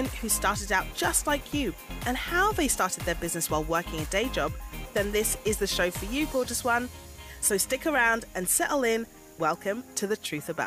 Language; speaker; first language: English; native; English